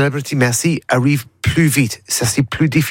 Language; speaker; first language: French; non-native, learner; English